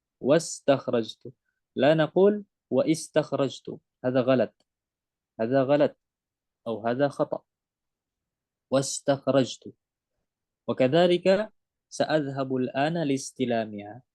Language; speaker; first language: Arabic; non-native, fluent; Indonesian